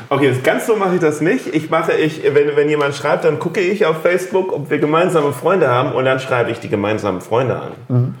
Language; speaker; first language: German; native; German